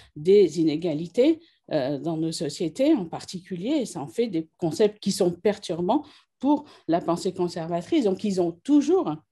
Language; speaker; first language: French; native; French